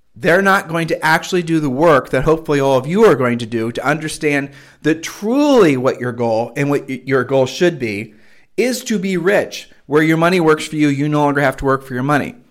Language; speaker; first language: English; native; English